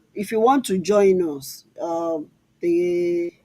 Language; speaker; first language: English; non-native, local second language; Yoruba